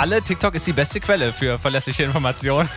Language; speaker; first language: German; native; German